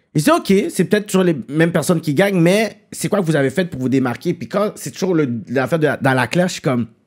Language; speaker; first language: French; native; French